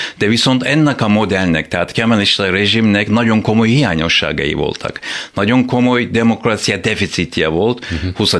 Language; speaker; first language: Hungarian; non-native, fluent; Turkish